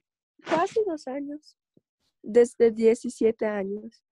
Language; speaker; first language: Spanish; non-native, learner; Russian